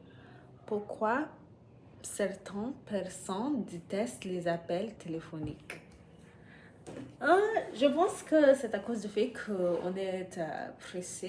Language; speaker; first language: French; non-native, learner; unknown